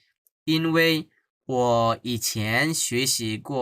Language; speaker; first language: Chinese; non-native, fluent; Bangla